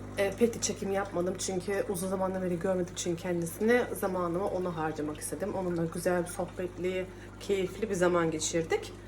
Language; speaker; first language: Turkish; early bilingual, heritage; Turkish